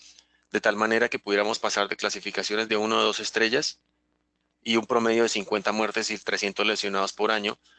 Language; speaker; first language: Spanish; native; Spanish